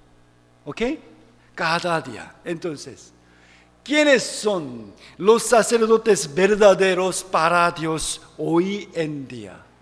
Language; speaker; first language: Spanish; non-native, fluent; Korean